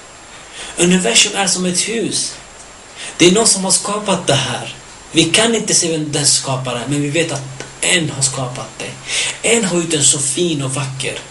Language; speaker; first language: Swedish; early bilingual, other home language; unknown